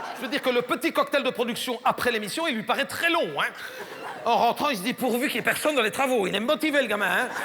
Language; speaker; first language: French; native; French